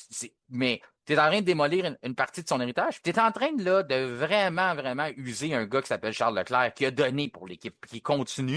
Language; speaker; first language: French; native; French